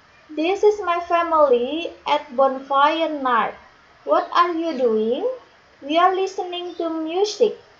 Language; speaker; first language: English; non-native, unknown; Indonesian